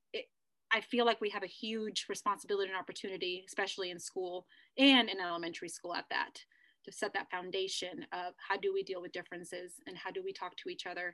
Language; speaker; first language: English; early bilingual, other home language; Spanish